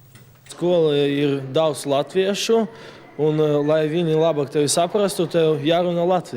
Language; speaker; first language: Latvian; non-native, local second language; Russian